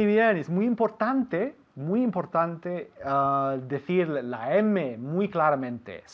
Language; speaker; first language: Spanish; non-native, fluent; English